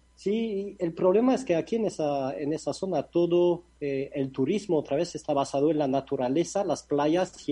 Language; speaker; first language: Spanish; non-native, fluent; French